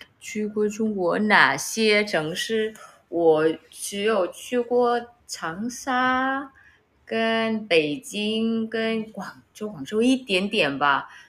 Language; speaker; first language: Chinese; non-native, learner; Vietnamese